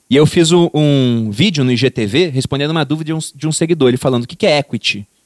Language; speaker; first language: Portuguese; native; Portuguese